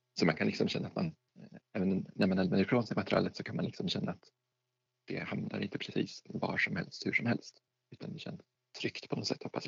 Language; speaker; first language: Swedish; native; Swedish